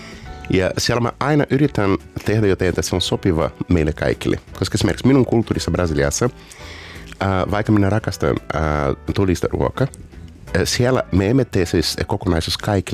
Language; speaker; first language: Finnish; non-native, learner; Portuguese